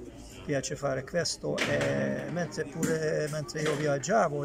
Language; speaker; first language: Italian; non-native, learner; Hungarian